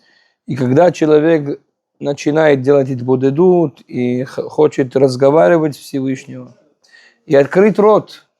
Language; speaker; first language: Russian; non-native, fluent; Hebrew